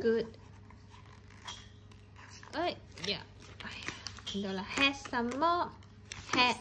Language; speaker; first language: Chinese; non-native, local second language; Cantonese